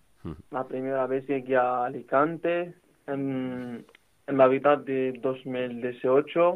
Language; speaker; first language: Spanish; non-native, learner; Arabic